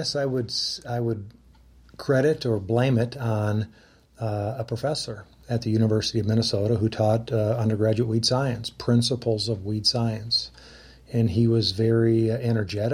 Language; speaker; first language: English; native; English